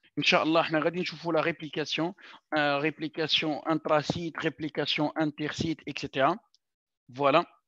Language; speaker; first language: French; non-native, local second language; Arabic